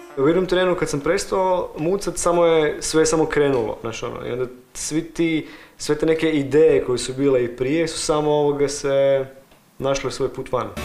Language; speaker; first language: Croatian; native; Croatian